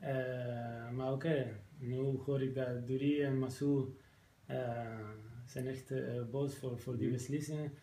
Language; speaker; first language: Dutch; non-native, fluent; Spanish